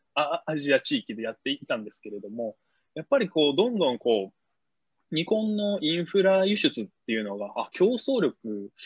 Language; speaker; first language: Japanese; native; Japanese